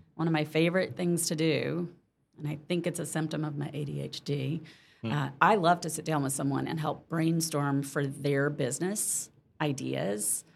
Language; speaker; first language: English; native; English